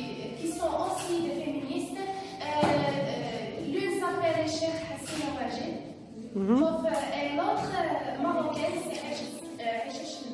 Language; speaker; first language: French; non-native, learner; Arabic